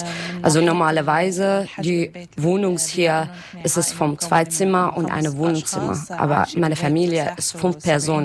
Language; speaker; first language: German; non-native, learner; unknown